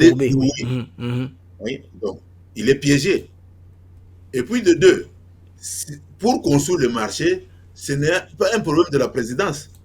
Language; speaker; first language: French; non-native, local second language; Lingala